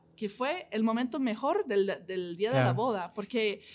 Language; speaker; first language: Spanish; non-native, fluent; English